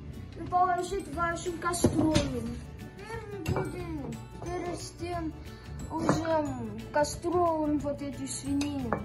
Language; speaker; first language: Russian; non-native, learner; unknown